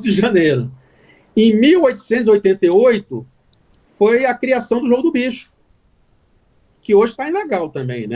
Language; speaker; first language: Portuguese; native; Portuguese